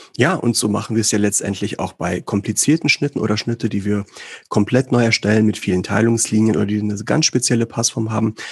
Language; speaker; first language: German; early bilingual, other home language; Greek